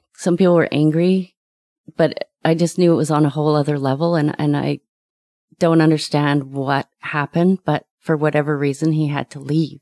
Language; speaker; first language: English; native; English